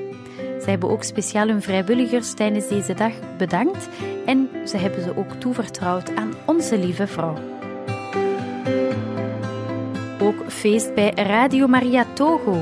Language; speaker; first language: Dutch; native; Dutch